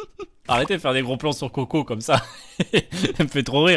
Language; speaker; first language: French; native; French